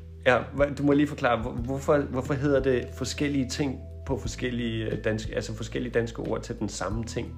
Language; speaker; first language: Danish; native; Danish